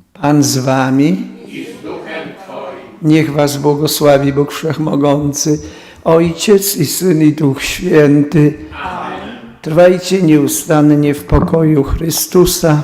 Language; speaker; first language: Polish; native; Polish